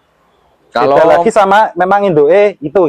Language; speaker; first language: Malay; non-native, local second language; Javanese